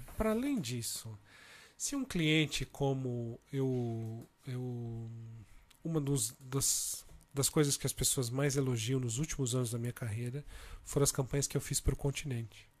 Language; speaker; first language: Portuguese; native; Portuguese